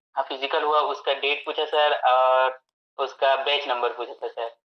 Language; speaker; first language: Hindi; native; Hindi